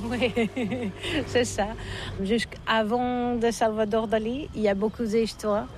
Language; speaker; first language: French; non-native, learner; Catalan